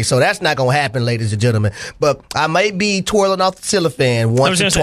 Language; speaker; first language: English; native; English